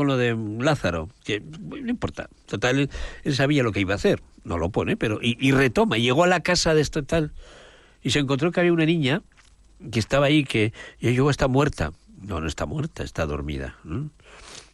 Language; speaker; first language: Spanish; native; Spanish